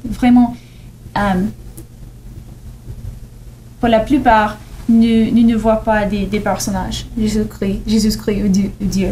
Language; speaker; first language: French; non-native, learner; English